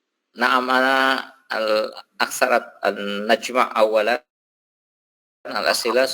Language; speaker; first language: Arabic; non-native, fluent; Indonesian